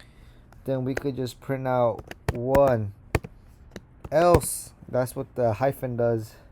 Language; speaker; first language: English; native; English